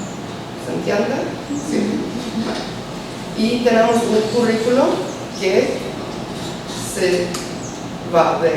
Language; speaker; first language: Spanish; early bilingual, heritage; Spanish